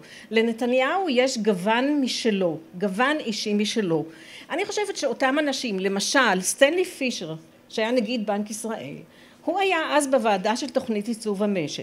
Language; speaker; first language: Hebrew; native; Hebrew